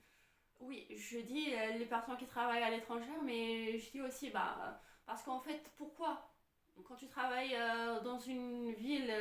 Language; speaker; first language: French; non-native, fluent; Arabic